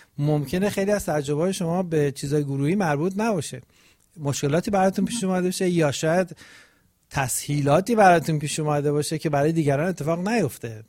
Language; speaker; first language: Persian; native; Persian